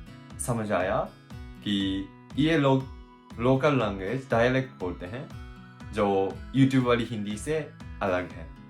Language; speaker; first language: Hindi; non-native, learner; Japanese